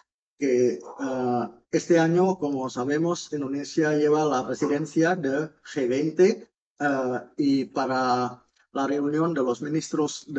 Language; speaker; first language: Spanish; non-native, fluent; Indonesian